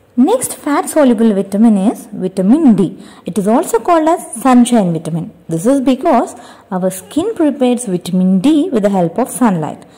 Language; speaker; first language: English; non-native, local second language; Telugu